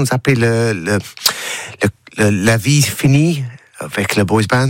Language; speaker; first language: French; non-native, learner; English